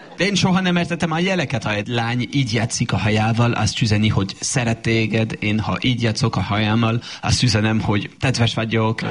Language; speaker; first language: Hungarian; non-native, fluent; French